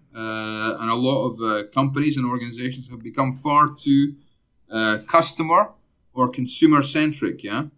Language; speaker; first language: English; native; English